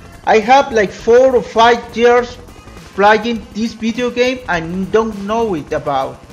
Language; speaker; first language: English; non-native, learner; Spanish